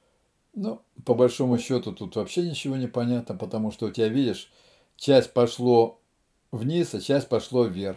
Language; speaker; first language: Russian; native; Russian